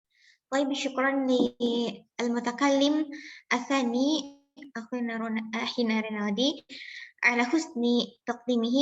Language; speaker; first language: Arabic; non-native, learner; Indonesian